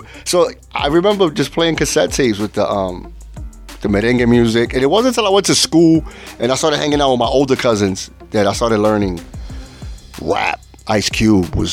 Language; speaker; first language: English; early bilingual, other home language; Spanish